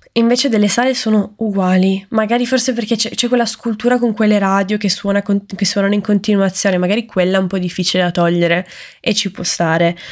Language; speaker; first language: Italian; native; Italian